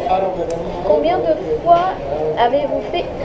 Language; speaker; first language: French; native; French